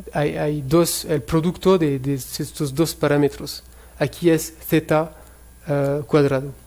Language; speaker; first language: Spanish; non-native, fluent; French